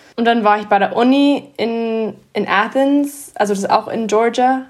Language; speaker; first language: German; early bilingual, heritage; English